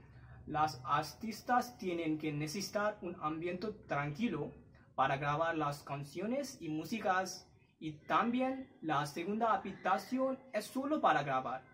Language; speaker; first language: Spanish; non-native, learner; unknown